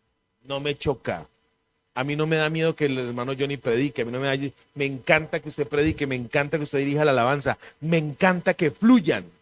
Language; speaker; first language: Spanish; native; Spanish